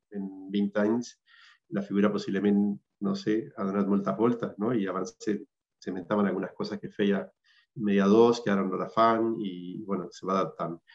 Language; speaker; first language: Catalan; non-native, local second language; Spanish